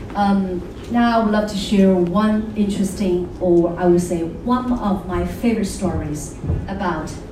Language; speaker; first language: English; non-native, fluent; Chinese